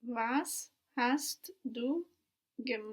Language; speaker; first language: German; non-native, learner; English